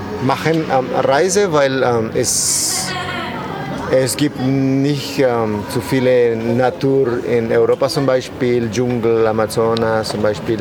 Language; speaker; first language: German; non-native, learner; Spanish